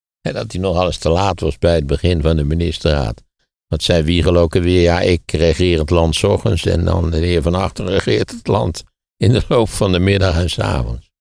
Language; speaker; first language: Dutch; native; Dutch